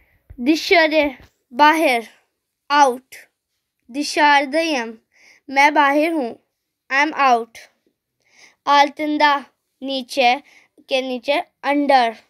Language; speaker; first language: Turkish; non-native, fluent; Urdu